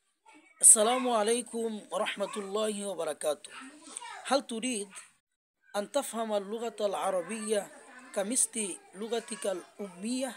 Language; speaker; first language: Arabic; non-native, fluent; Bangla